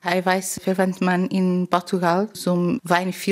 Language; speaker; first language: German; non-native, learner; Portuguese